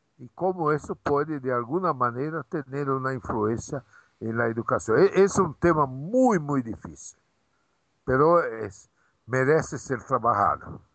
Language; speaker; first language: Spanish; non-native, fluent; Portuguese